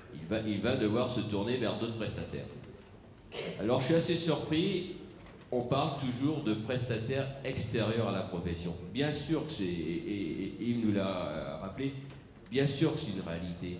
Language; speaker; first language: French; native; French